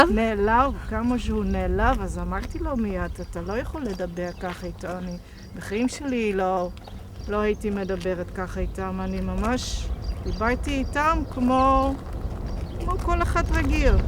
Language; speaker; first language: Hebrew; non-native, fluent; Dutch